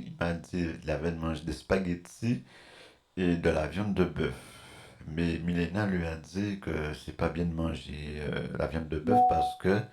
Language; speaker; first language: French; native; French